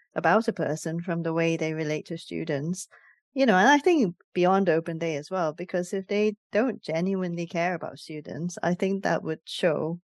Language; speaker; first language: English; native; English